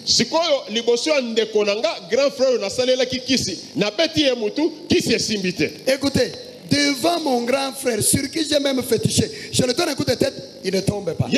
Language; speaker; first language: French; non-native, local second language; Lingala